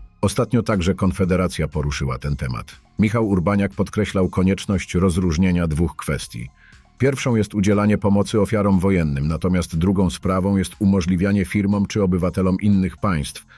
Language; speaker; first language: Polish; native; Polish